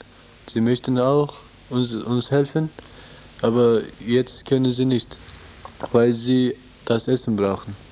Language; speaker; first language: German; non-native, learner; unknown